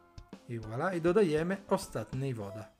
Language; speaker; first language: Polish; non-native, learner; Italian